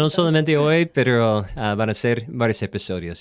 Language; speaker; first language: Spanish; non-native, fluent; English